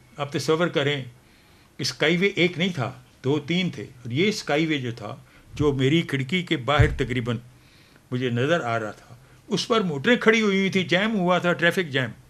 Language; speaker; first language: Urdu; non-native, local second language; Punjabi